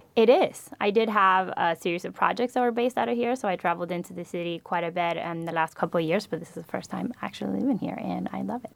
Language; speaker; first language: English; non-native, fluent; Spanish